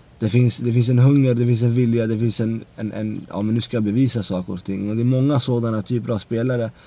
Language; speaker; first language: Swedish; early bilingual, other home language; Central Kurdish